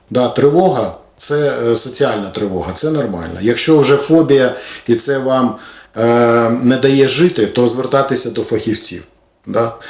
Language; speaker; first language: Ukrainian; non-native, local second language; Russian